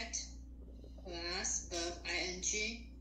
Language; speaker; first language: English; non-native, learner; Chinese